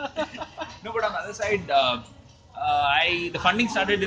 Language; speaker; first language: English; non-native, local second language; Tamil